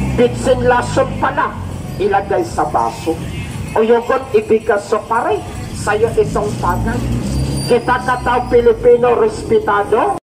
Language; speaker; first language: Filipino; non-native, local second language; Cebuano